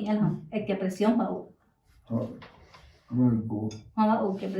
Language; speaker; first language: Spanish; native; Spanish